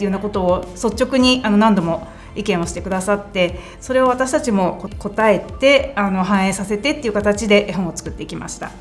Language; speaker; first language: Japanese; native; Japanese